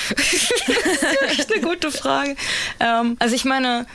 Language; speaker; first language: German; native; German